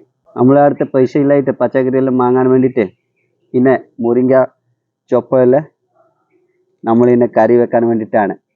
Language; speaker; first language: Malayalam; non-native, fluent; Odia